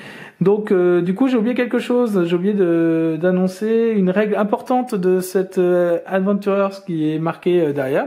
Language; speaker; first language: French; native; French